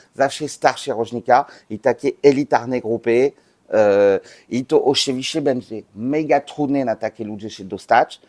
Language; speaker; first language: Polish; non-native, learner; French